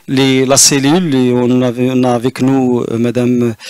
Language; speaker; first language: French; non-native, local second language; Arabic